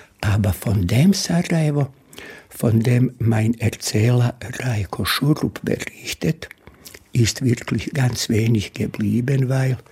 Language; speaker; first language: German; non-native, fluent; Bosnian